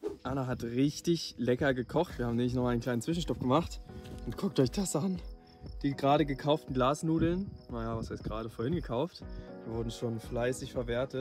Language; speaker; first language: German; native; German